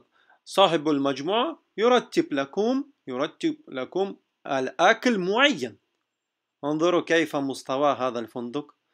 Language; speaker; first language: Arabic; non-native, fluent; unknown